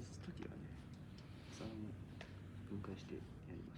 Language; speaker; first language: Japanese; native; Japanese